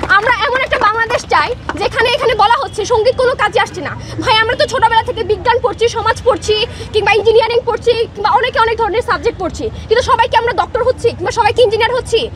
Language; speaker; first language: Bangla; non-native, local second language; Chakma